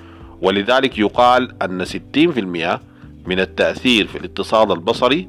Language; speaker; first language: Arabic; native; Arabic